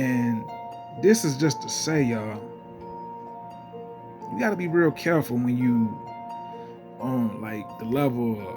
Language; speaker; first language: English; native; English